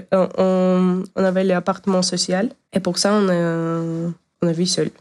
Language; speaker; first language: French; non-native, learner; Ukrainian